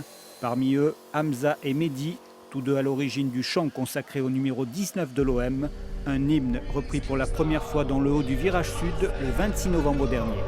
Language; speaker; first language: French; native; French